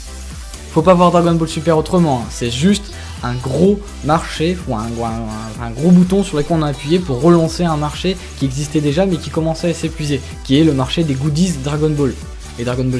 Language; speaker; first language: French; native; French